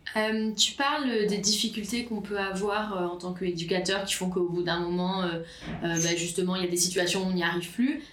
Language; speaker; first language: French; native; French